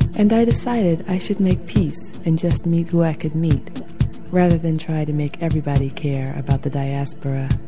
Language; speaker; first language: English; native; English